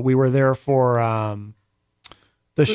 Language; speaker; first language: English; native; English